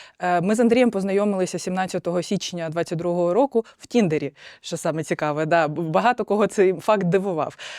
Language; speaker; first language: Ukrainian; non-native, local second language; Russian